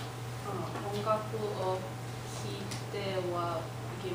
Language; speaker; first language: Japanese; non-native, learner; English